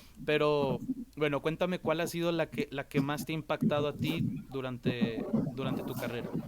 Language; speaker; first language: Spanish; native; Spanish